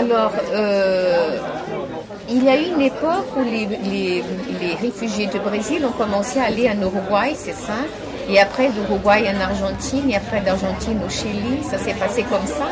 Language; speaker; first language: French; non-native, fluent; Portuguese